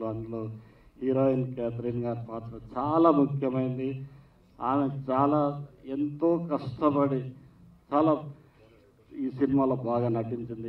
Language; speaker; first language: Telugu; native; Telugu